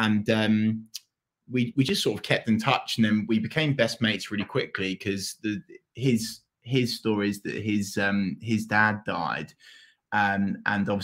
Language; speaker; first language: English; native; English